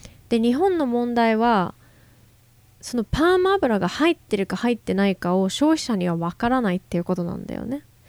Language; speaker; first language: Japanese; native; Japanese